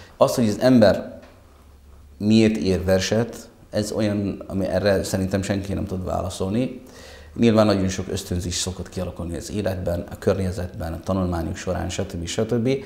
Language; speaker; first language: Hungarian; non-native, fluent; Arabic